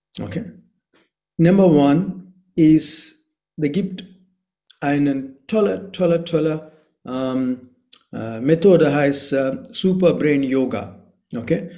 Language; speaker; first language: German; non-native, fluent; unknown